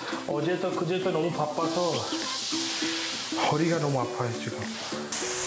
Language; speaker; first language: Korean; non-native, learner; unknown